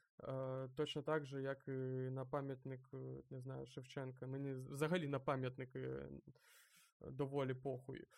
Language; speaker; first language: Ukrainian; non-native, local second language; Russian